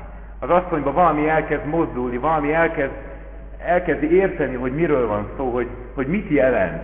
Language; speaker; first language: Hungarian; native; Hungarian